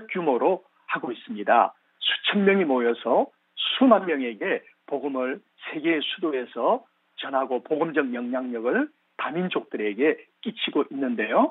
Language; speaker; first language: Korean; native; Korean